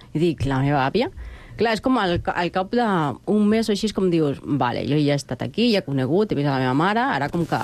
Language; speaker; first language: Catalan; non-native, fluent; Spanish